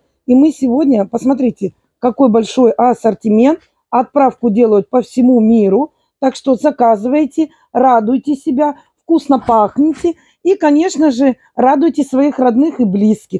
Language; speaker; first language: Russian; native; Russian